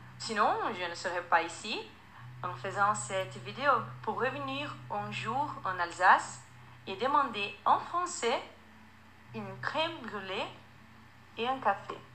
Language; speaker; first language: French; non-native, fluent; Portuguese